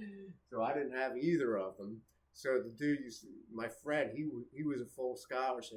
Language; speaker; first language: English; native; English